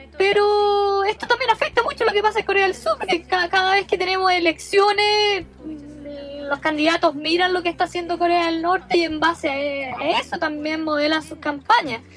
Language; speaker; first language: Spanish; non-native, fluent; Korean